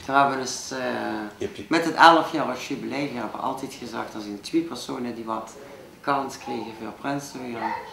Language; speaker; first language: Dutch; non-native, local second language; Limburgish